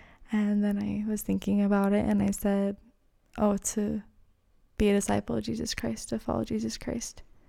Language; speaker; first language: English; native; English